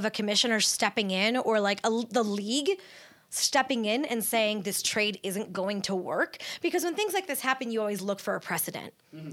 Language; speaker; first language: English; native; English